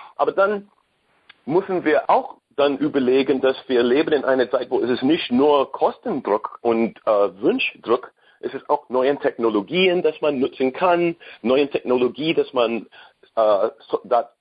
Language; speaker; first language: German; non-native, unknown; English